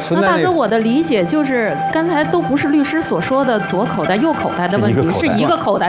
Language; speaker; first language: Chinese; native; Chinese